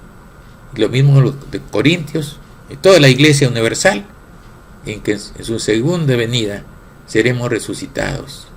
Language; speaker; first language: Spanish; native; Spanish